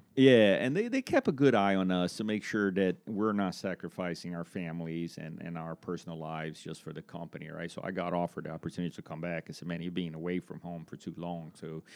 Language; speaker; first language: English; non-native, fluent; Portuguese